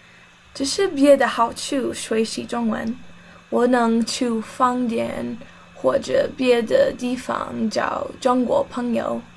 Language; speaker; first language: Chinese; non-native, learner; English